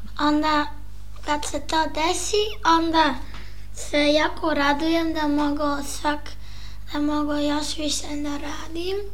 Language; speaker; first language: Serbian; early bilingual, heritage; Serbian